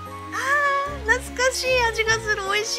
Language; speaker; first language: Japanese; native; Japanese